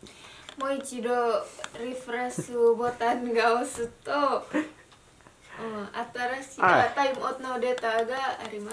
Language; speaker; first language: Japanese; non-native, learner; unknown